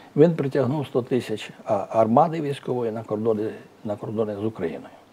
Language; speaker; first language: Ukrainian; native; Ukrainian